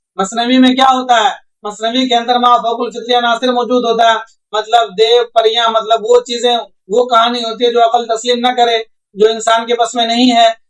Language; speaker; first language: Urdu; native; Urdu